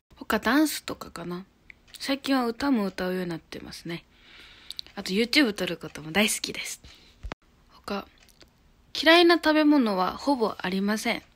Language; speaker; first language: Japanese; native; Japanese